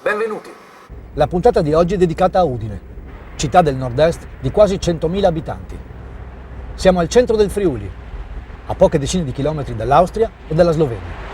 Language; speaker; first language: Italian; native; Italian